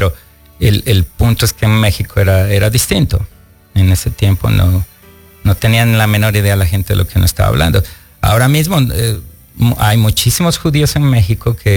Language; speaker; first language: Spanish; native; Spanish